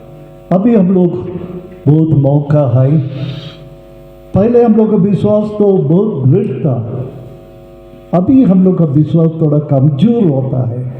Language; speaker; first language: Hindi; non-native, local second language; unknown